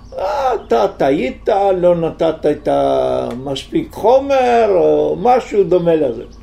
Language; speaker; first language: Hebrew; non-native, fluent; Italian